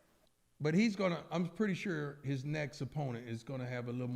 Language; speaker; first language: English; native; English